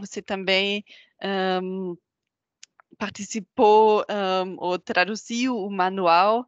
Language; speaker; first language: Portuguese; non-native, fluent; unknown